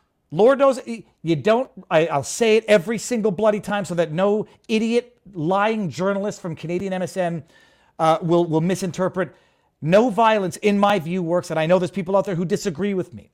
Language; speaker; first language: English; native; English